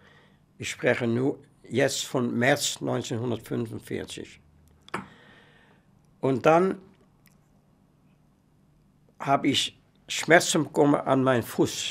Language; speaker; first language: German; non-native, fluent; Dutch